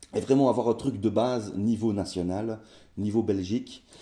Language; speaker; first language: French; native; French